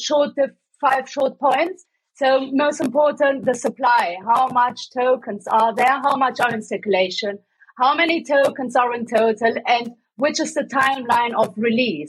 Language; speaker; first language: English; non-native, fluent; German